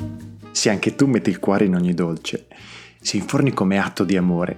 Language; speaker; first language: Italian; native; Italian